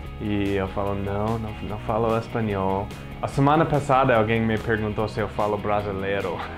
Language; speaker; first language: Portuguese; non-native, fluent; English